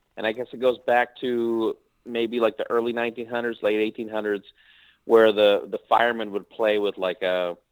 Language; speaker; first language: English; native; English